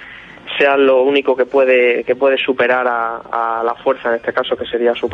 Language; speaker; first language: Spanish; native; Spanish